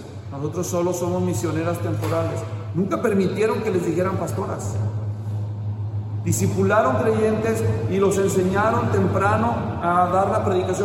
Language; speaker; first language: Spanish; native; Spanish